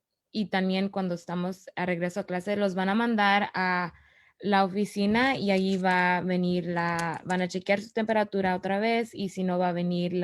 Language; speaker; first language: Spanish; early bilingual, other home language; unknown